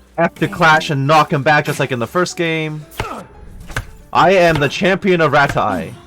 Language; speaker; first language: English; native; English